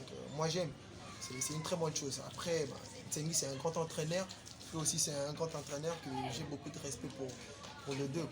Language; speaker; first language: French; non-native, local second language; Lingala